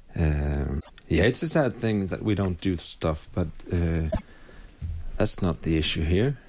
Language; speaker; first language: English; non-native, fluent; Swedish